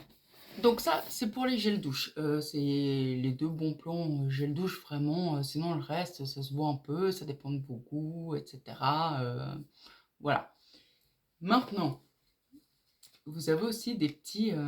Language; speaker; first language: French; native; French